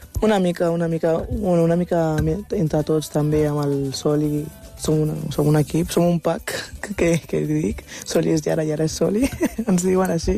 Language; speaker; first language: Catalan; early bilingual, other home language; Wolof